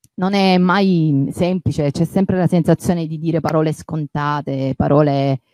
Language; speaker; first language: Italian; native; Italian